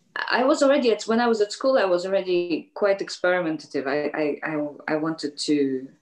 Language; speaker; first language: English; native; English